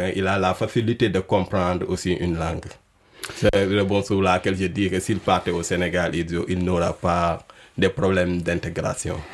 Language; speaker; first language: French; non-native, local second language; Wolof